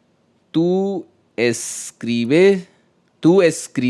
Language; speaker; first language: Spanish; non-native, learner; Hindi